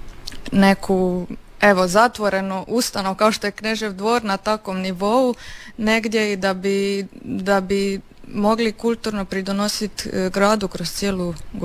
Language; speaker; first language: Serbian; native; Serbian